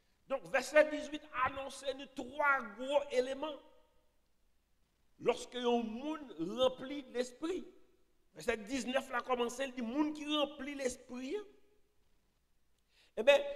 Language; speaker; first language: French; non-native, local second language; Haitian Creole